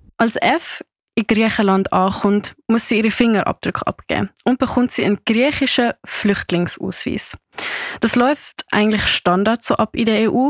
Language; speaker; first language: German; native; German